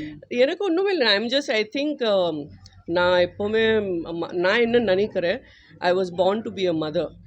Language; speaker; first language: Tamil; non-native, fluent; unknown